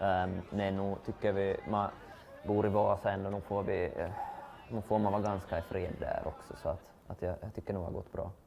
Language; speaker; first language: Swedish; native; Swedish